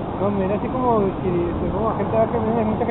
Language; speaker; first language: Spanish; native; Spanish